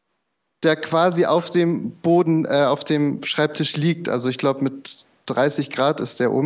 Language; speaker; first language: German; native; German